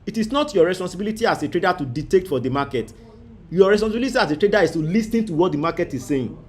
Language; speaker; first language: English; non-native, local second language; Yoruba